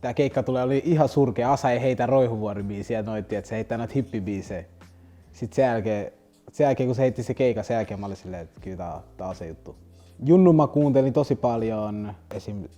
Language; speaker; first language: Finnish; early bilingual, other home language; Lingala